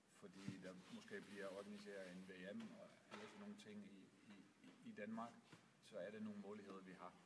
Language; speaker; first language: Danish; non-native, fluent; Dutch